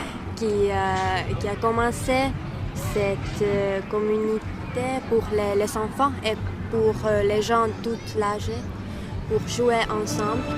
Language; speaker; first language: French; non-native, learner; Finnish